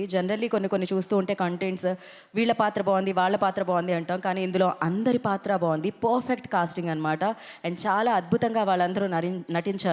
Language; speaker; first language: Telugu; native; Telugu